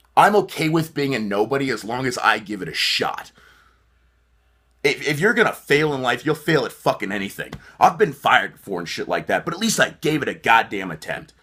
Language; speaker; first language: English; native; English